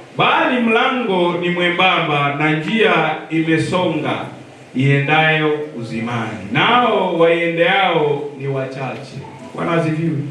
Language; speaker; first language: Swahili; non-native, local second language; Luyia